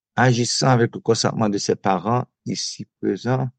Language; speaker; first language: French; non-native, local second language; Haitian Creole